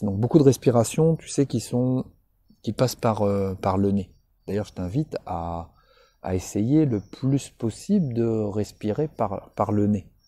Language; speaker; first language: French; native; French